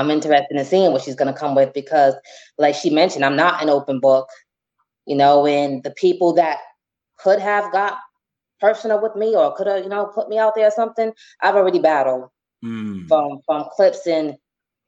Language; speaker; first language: English; native; English